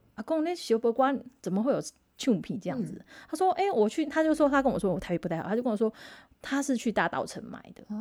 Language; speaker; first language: Chinese; non-native, local second language; Min Nan Chinese